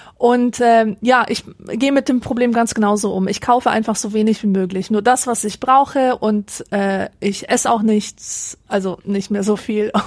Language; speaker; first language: German; early bilingual, other home language; Polish